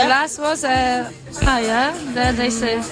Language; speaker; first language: English; non-native, fluent; German